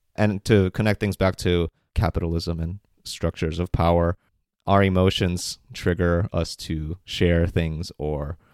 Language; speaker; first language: English; native; English